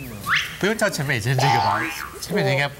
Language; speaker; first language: Chinese; native; Chinese